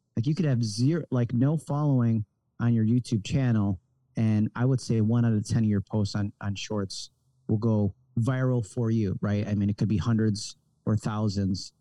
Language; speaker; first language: English; native; English